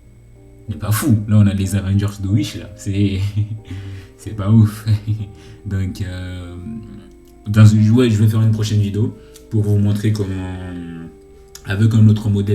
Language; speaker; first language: French; native; French